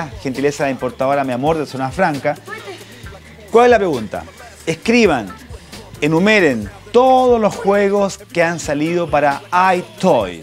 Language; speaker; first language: Spanish; native; Spanish